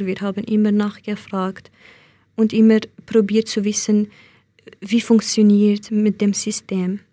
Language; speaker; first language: German; non-native, learner; Central Kurdish